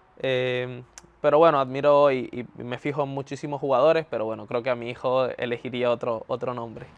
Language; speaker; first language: Spanish; native; Spanish